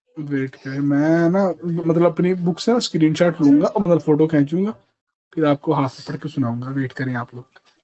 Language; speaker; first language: Urdu; non-native, local second language; Punjabi